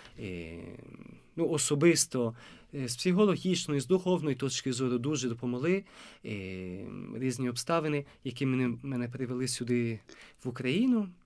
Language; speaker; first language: Ukrainian; non-native, fluent; Italian